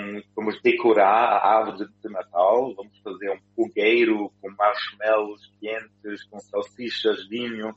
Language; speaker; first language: Portuguese; non-native, fluent; German